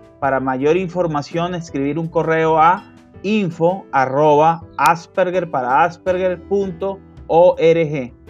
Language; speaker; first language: Spanish; native; Spanish